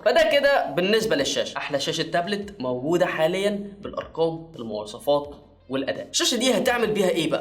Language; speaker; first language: Arabic; native; Arabic